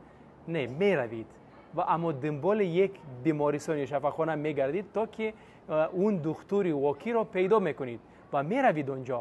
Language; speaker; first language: Persian; non-native, fluent; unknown